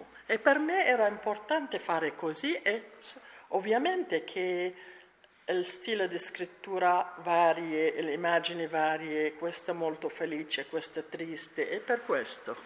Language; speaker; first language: Italian; non-native, learner; Arabic